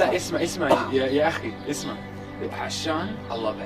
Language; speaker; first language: Arabic; non-native, learner; English